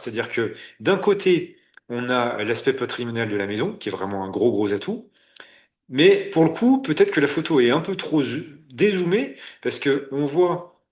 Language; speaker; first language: French; native; French